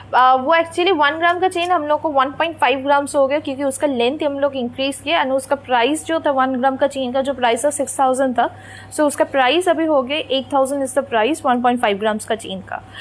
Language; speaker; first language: Hindi; non-native, local second language; Bangla